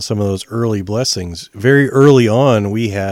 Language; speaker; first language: English; native; English